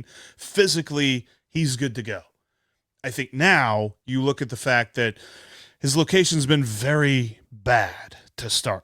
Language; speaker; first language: English; native; English